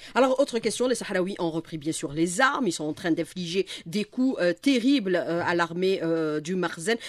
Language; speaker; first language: French; non-native, local second language; Arabic